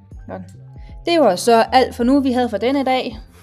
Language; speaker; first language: Danish; native; Danish